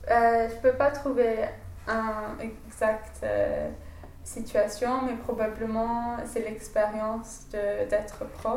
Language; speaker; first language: French; non-native, fluent; English